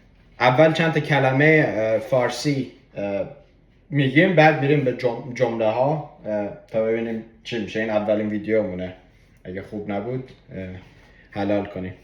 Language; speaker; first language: Persian; early bilingual, heritage; Persian